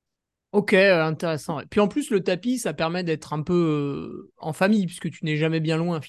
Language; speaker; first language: French; native; French